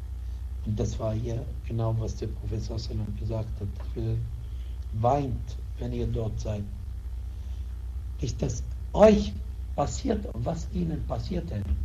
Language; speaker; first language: German; non-native, fluent; Arabic